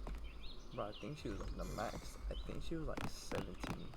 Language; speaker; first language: English; native; English